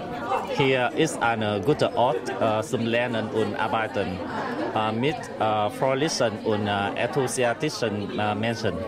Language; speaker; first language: German; non-native, learner; Vietnamese